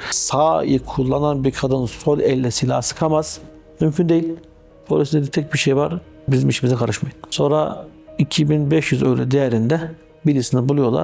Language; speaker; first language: Turkish; early bilingual, heritage; Turkish